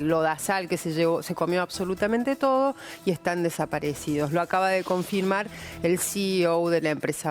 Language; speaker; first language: Spanish; native; Spanish